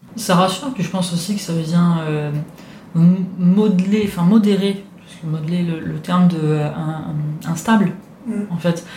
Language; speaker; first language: French; non-native, fluent; Italian